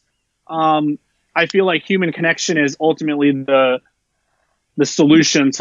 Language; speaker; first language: English; native; English